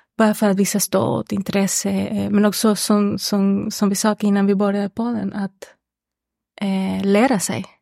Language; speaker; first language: Swedish; non-native, fluent; Spanish